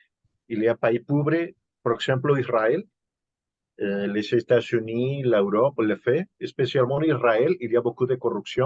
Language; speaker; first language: French; non-native, learner; Spanish